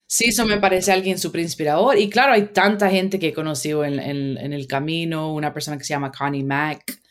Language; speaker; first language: Spanish; early bilingual, heritage; Spanish